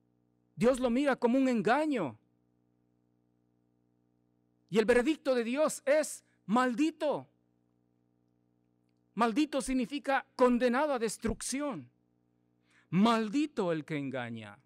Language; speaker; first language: Spanish; native; Spanish